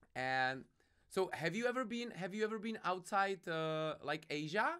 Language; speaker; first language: English; non-native, learner; Czech